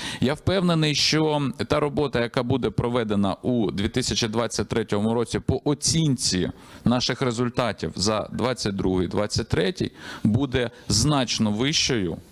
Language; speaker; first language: Ukrainian; native; Ukrainian